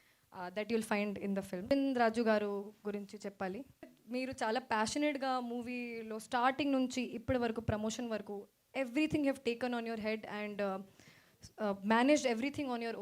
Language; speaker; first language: Telugu; non-native, fluent; Hindi